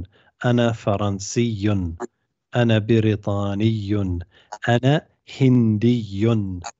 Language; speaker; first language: Arabic; non-native, fluent; English